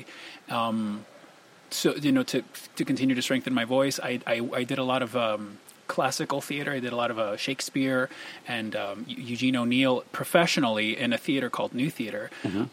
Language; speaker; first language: English; early bilingual, other home language; Spanish